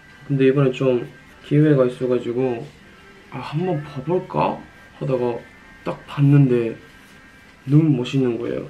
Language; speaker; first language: Korean; non-native, fluent; Japanese